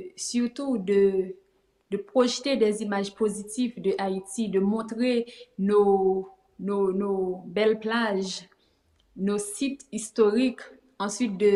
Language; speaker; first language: French; native; French